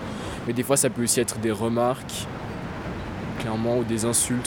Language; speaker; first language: French; early bilingual, other home language; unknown